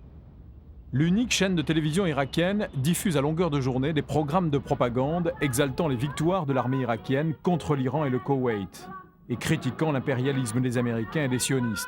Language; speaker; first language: French; native; French